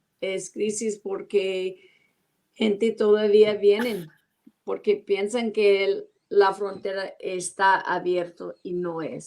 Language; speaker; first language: Spanish; non-native, learner; English